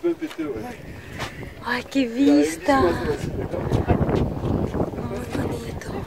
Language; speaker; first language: Spanish; non-native, learner; Russian